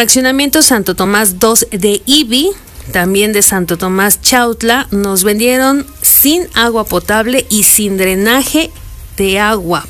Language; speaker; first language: Spanish; native; Spanish